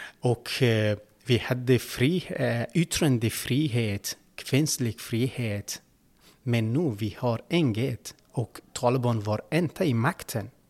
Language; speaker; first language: Swedish; non-native, learner; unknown